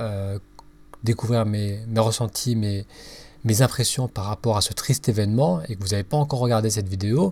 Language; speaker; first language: French; native; French